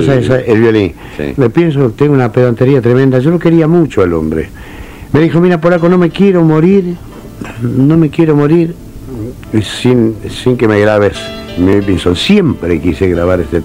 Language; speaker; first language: Spanish; native; Spanish